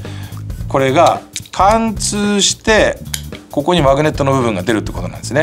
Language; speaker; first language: Japanese; native; Japanese